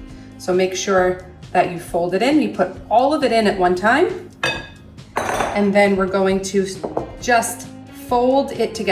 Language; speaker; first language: English; native; English